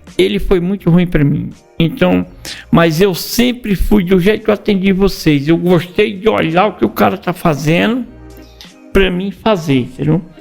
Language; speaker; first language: Portuguese; native; Portuguese